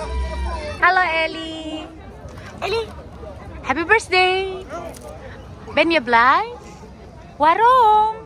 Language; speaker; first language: Dutch; non-native, learner; Indonesian